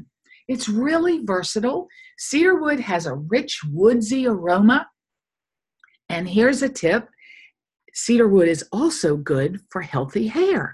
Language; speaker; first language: English; native; English